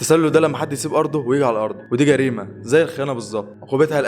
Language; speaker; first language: Arabic; native; Arabic